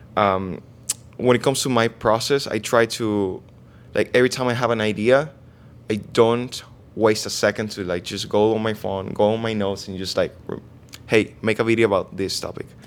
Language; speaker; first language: English; non-native, fluent; Spanish